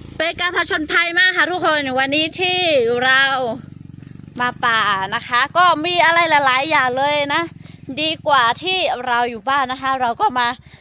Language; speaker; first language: Thai; non-native, local second language; Lahu